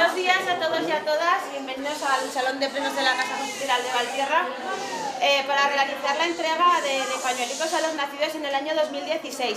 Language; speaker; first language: Spanish; native; Spanish